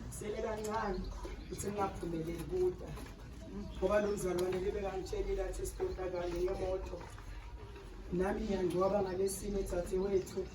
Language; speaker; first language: Zulu; non-native, local second language; Swati